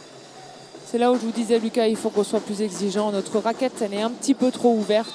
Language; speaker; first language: French; native; French